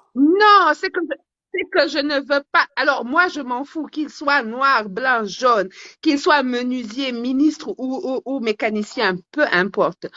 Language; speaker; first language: French; non-native, local second language; Wolof